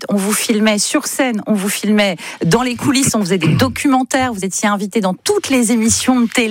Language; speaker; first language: French; native; French